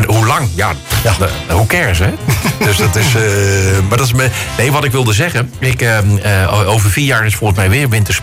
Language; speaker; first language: Dutch; native; Dutch